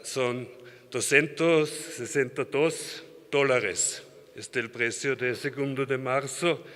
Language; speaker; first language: Spanish; non-native, learner; German